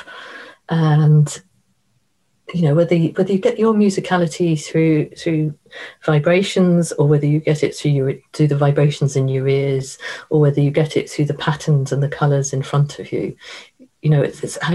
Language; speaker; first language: English; native; English